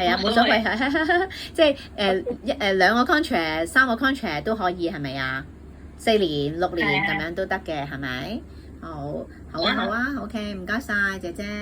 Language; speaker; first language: Cantonese; native; Cantonese